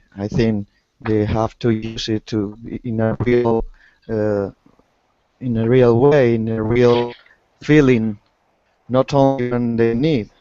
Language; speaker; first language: English; non-native, learner; Spanish